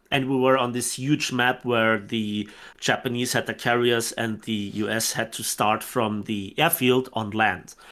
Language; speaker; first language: English; non-native, fluent; German